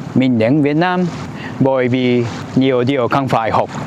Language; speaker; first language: Vietnamese; non-native, fluent; Japanese